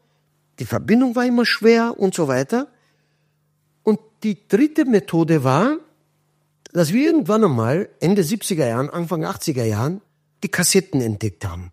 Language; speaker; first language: German; non-native, fluent; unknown